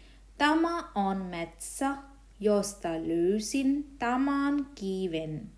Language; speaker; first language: Finnish; non-native, fluent; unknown